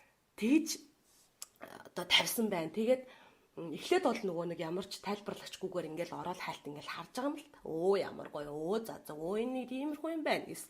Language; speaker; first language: Mongolian; native; Mongolian